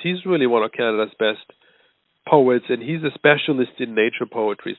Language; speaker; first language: English; non-native, fluent; German